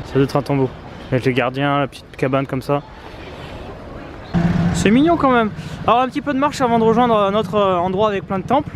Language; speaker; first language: French; native; French